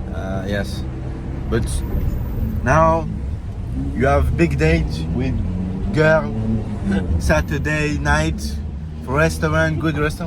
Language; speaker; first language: English; non-native, learner; French